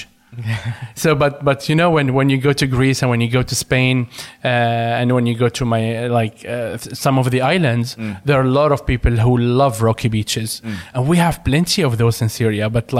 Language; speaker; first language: English; non-native, fluent; Arabic